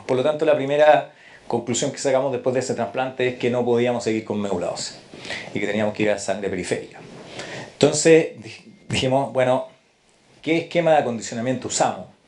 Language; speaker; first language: Spanish; native; Spanish